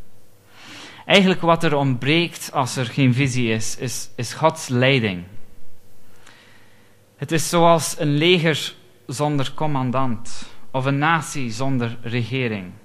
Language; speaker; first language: Dutch; non-native, fluent; English